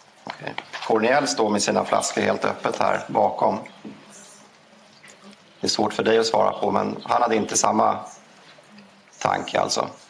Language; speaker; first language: Swedish; native; Swedish